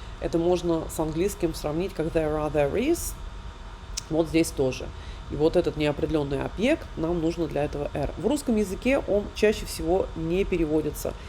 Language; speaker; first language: Russian; native; Russian